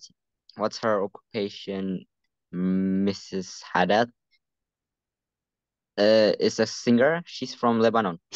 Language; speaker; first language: English; non-native, learner; Vietnamese